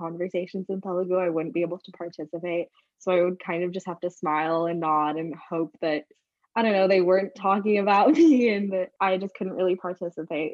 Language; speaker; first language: English; native; English